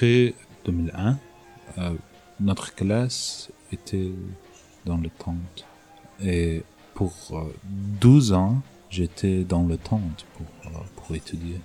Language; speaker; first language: French; non-native, learner; Persian